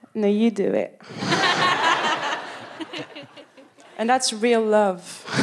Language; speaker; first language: English; non-native, fluent; French